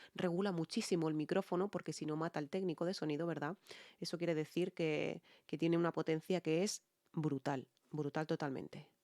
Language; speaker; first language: Spanish; native; Spanish